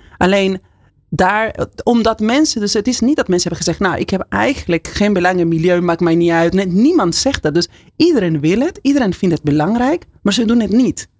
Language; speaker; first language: Dutch; non-native, fluent; Spanish